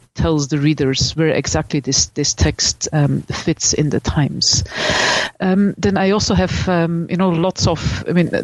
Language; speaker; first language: English; non-native, fluent; Dutch